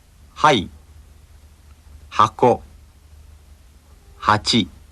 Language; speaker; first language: Japanese; native; Japanese